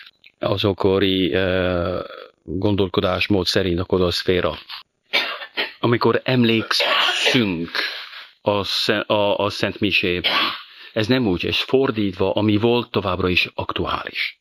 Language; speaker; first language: Hungarian; non-native, fluent; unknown